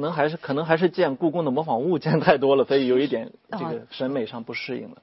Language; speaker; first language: Chinese; native; Chinese